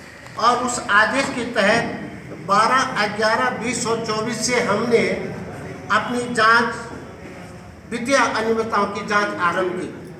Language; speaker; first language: Hindi; native; Hindi